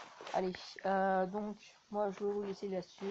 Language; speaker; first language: French; native; French